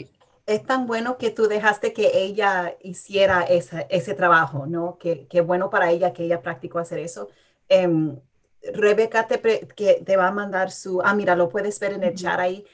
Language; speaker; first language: Spanish; early bilingual, heritage; English